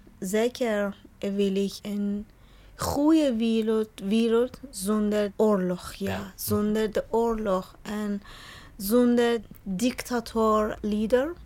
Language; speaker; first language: Dutch; non-native, learner; Persian